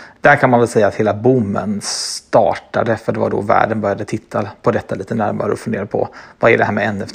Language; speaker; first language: Swedish; native; Swedish